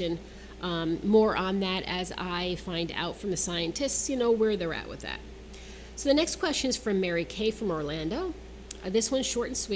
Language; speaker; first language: English; native; English